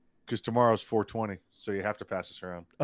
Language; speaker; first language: English; native; English